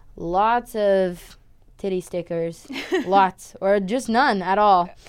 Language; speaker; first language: English; non-native, fluent; Portuguese